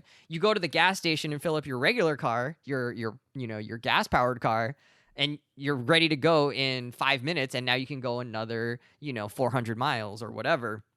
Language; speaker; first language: English; native; English